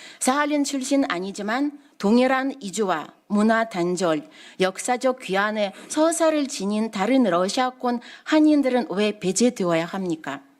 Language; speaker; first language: Korean; non-native, fluent; Russian